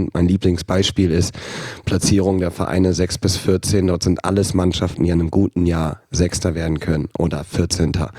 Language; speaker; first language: German; native; German